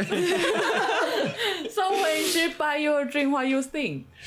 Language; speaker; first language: English; non-native, learner; Chinese